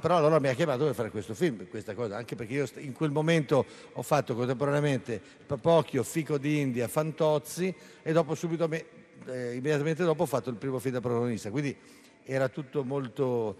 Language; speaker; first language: Italian; native; Italian